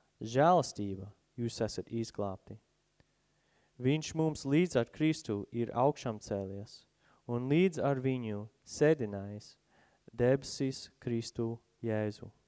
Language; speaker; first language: Latvian; non-native, fluent; English